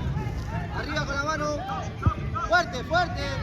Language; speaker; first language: Spanish; native; Spanish